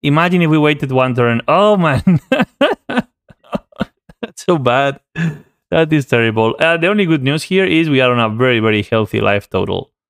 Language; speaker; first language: English; non-native, fluent; Spanish